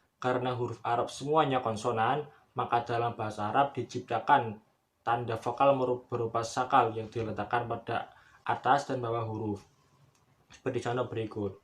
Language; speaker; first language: Indonesian; native; Indonesian